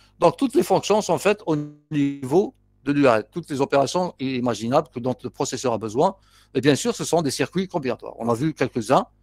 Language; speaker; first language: French; non-native, local second language; Arabic